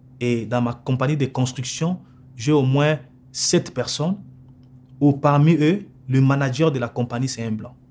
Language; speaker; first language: French; non-native, local second language; Lingala